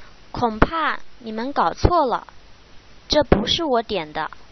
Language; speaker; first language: Chinese; native; Chinese